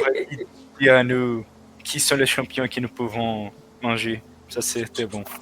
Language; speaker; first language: French; non-native, learner; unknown